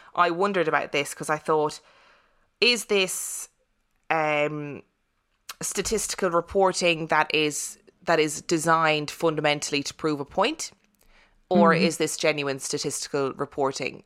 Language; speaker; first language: English; native; English